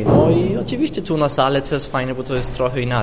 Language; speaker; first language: Polish; non-native, fluent; Danish